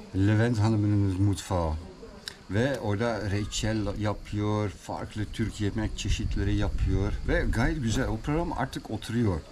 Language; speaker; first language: Turkish; non-native, fluent; Dutch